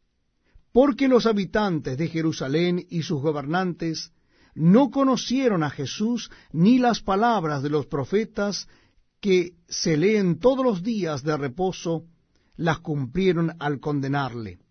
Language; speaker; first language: Spanish; native; Spanish